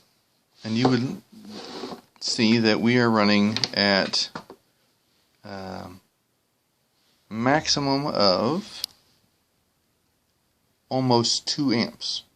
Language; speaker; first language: English; native; English